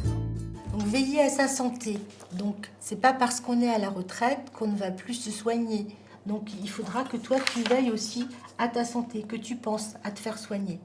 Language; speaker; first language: French; native; French